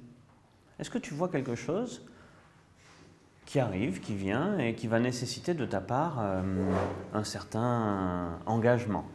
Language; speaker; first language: French; native; French